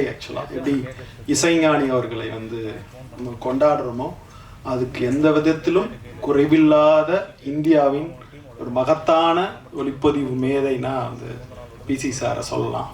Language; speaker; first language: Tamil; native; Tamil